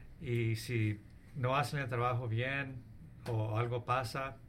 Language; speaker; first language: Spanish; early bilingual, heritage; English